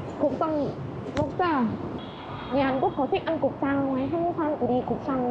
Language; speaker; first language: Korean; non-native, learner; Vietnamese